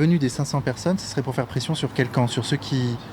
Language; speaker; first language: French; native; French